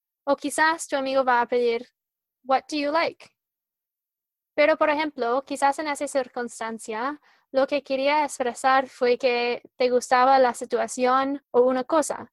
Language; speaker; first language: Spanish; non-native, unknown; English